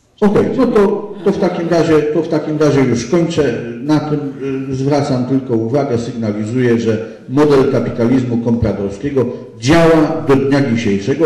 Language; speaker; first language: Polish; native; Polish